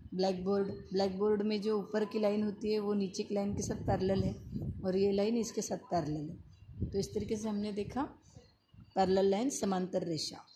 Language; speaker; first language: Hindi; non-native, local second language; Marathi